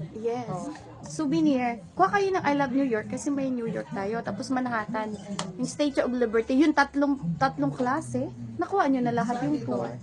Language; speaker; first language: Filipino; non-native, local second language; Cebuano